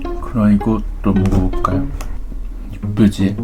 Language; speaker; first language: Korean; non-native, learner; Japanese